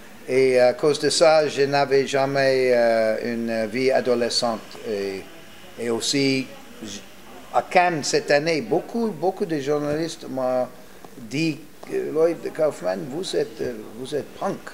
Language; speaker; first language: French; non-native, fluent; English